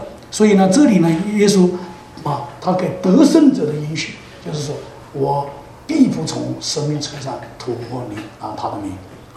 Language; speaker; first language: Chinese; native; Chinese